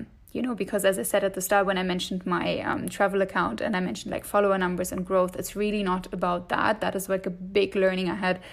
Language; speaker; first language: English; non-native, fluent; German